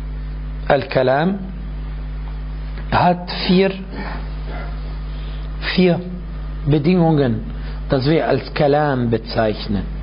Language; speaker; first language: German; non-native, fluent; Arabic